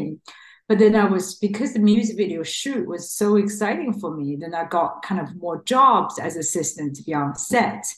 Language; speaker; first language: English; non-native, fluent; Chinese